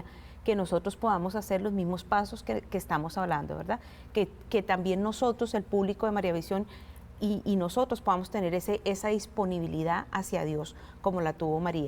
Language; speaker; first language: Spanish; native; Spanish